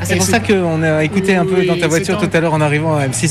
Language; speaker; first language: French; native; French